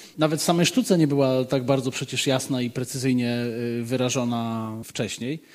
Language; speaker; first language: Polish; native; Polish